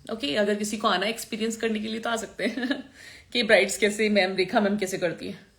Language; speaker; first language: Hindi; non-native, local second language; Gujarati